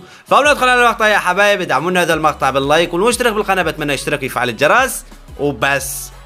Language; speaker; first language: Arabic; native; Arabic